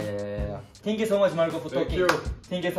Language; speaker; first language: English; non-native, learner; Japanese